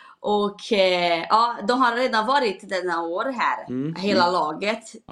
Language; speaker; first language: Swedish; non-native, fluent; Portuguese